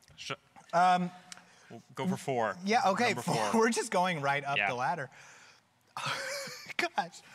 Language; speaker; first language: English; native; English